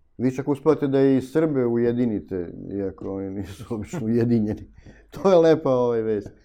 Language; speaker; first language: Serbian; native; Serbian